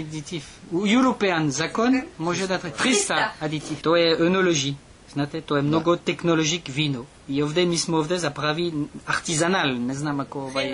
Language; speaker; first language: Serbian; non-native, learner; French